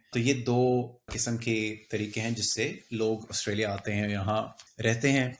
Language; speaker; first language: Urdu; native; Urdu